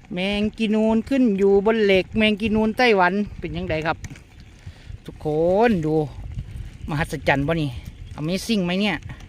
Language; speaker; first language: Thai; native; Thai